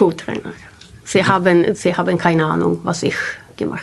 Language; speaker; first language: German; non-native, learner; Swedish